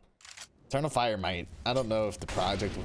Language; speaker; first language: English; native; English